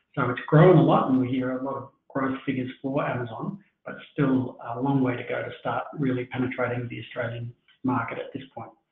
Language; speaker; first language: English; native; English